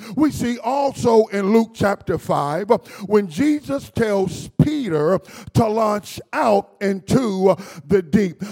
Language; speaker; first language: English; native; English